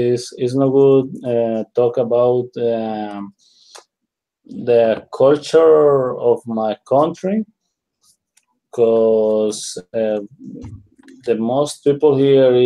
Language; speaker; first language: English; non-native, learner; Spanish